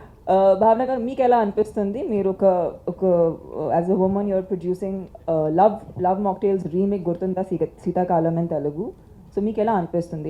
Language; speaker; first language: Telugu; non-native, local second language; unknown